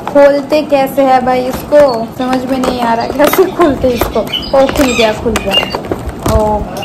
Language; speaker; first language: Hindi; non-native, local second language; Bangla